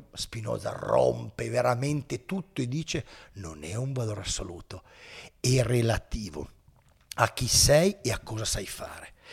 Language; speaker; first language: Italian; native; Italian